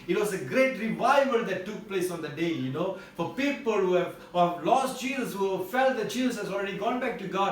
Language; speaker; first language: English; non-native, local second language; Tamil